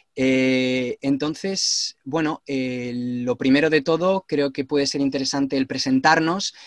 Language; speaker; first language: Spanish; native; Spanish